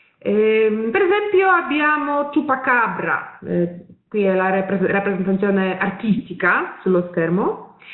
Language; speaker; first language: Italian; non-native, fluent; Polish